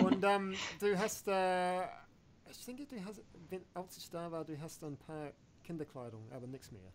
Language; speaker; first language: German; non-native, learner; English